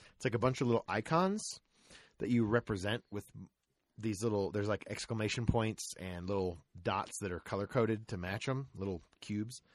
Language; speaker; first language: English; native; English